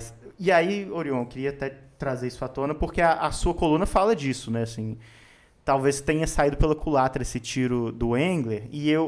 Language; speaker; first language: Portuguese; native; Portuguese